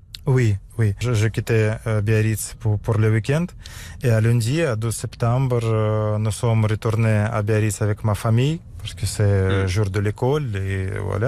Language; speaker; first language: French; non-native, learner; Russian